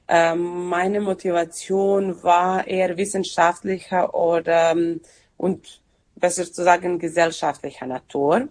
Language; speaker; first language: German; non-native, fluent; Serbian